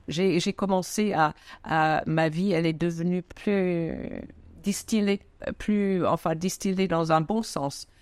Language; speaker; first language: French; non-native, fluent; German